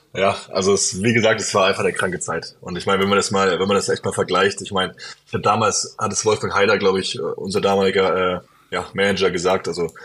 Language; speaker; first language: German; native; German